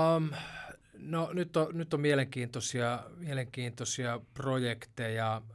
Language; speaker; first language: Finnish; native; Finnish